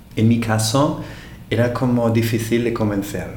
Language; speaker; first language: Spanish; non-native, fluent; German